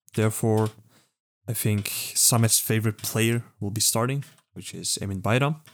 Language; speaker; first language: English; non-native, fluent; Dutch